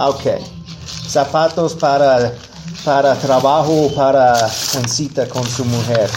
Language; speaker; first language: Spanish; non-native, learner; English